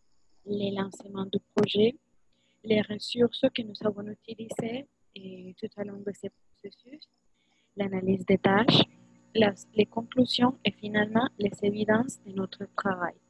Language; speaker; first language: French; non-native, learner; Spanish